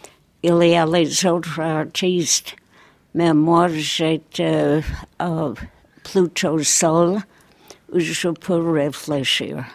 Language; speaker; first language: French; non-native, fluent; English